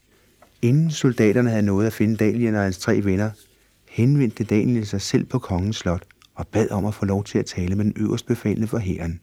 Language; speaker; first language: Danish; native; Danish